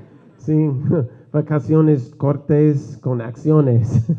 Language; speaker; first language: Spanish; non-native, learner; English